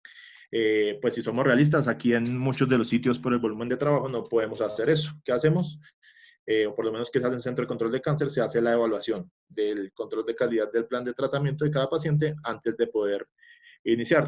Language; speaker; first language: Spanish; native; Spanish